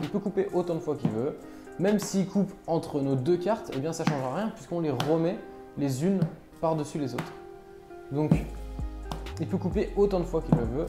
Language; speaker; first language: French; native; French